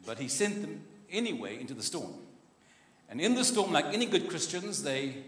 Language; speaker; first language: English; non-native, local second language; Afrikaans